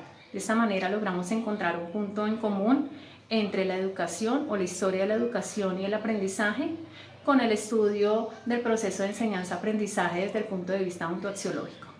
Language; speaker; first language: Spanish; native; Spanish